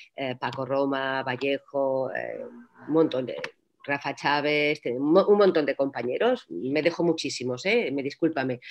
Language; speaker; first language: Spanish; native; Spanish